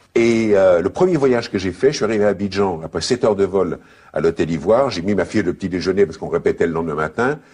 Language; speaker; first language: French; native; French